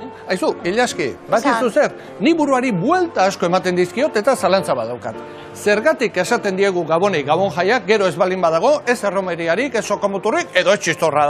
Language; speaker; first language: Basque; native; Basque